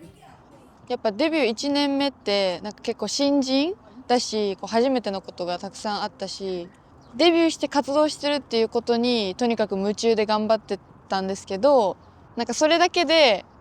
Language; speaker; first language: Japanese; native; Japanese